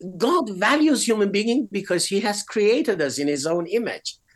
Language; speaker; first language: English; non-native, fluent; Persian